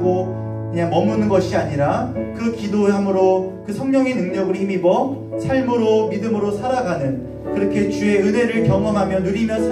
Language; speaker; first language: Korean; native; Korean